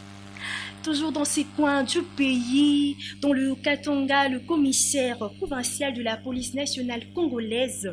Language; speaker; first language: French; native; French